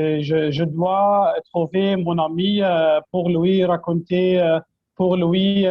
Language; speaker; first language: French; non-native, fluent; Arabic